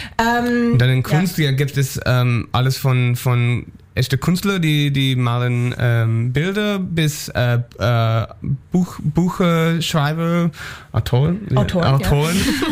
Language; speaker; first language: German; non-native, learner; English